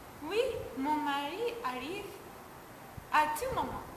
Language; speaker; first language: French; non-native, learner; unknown